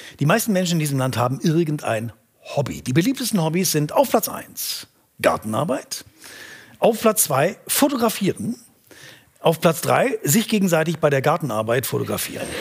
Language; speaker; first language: German; native; German